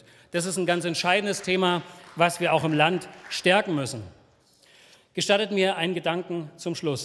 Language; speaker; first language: German; native; German